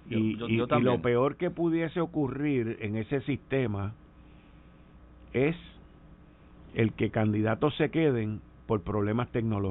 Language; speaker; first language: Spanish; native; Spanish